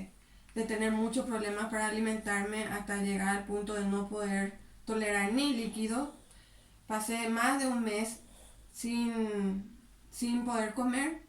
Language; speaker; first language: Spanish; native; Spanish